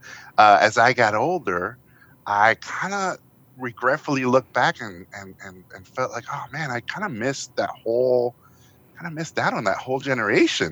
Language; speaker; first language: English; non-native, fluent; Spanish